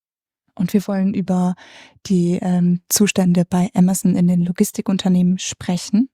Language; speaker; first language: German; native; German